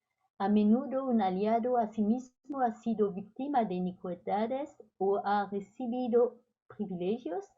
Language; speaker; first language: Spanish; non-native, learner; French